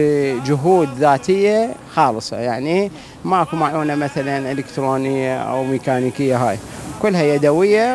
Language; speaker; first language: Arabic; native; Arabic